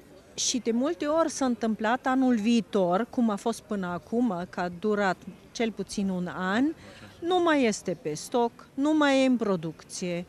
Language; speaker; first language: Romanian; non-native, fluent; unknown